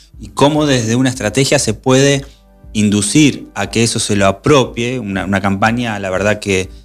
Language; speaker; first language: Spanish; native; Spanish